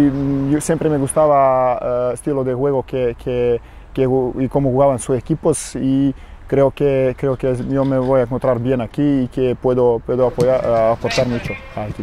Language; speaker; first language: Spanish; non-native, learner; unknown